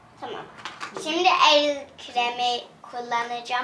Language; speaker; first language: Turkish; early bilingual, heritage; English